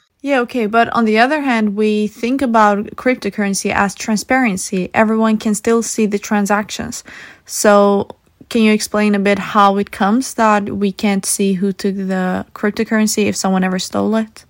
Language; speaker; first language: English; non-native, fluent; Swedish